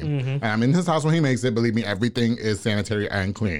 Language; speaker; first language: English; native; English